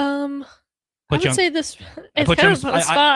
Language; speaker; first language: English; native; English